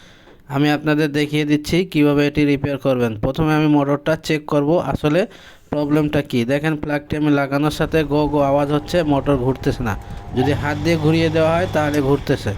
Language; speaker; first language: Bangla; native; Bangla